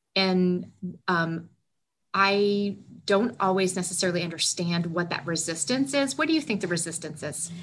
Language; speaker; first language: English; native; English